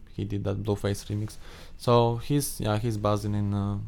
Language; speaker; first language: English; non-native, fluent; Albanian